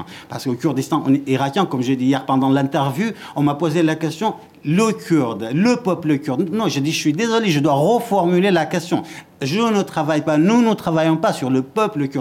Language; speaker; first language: French; non-native, fluent; Kurdish